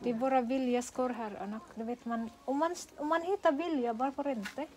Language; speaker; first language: Swedish; non-native, learner; Cebuano